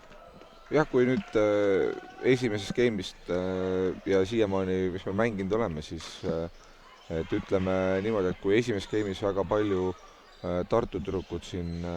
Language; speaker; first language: Estonian; native; Estonian